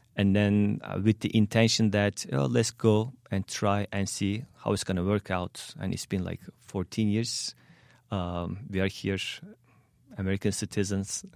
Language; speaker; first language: English; non-native, fluent; Turkish